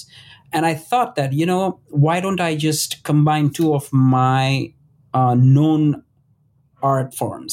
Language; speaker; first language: English; non-native, local second language; Gujarati